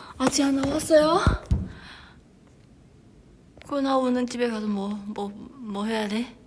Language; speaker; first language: Korean; non-native, fluent; Chinese